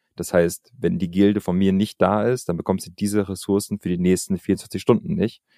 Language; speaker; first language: German; early bilingual, other home language; Albanian